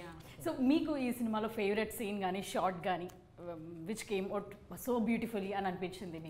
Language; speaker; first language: Telugu; native; Telugu